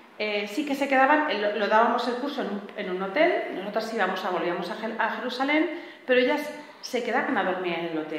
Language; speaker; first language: Spanish; native; Spanish